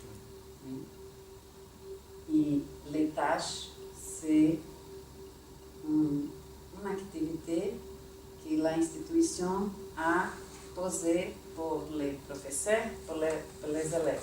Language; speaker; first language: French; non-native, fluent; Portuguese